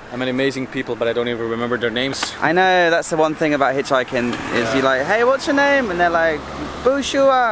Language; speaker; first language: English; native; English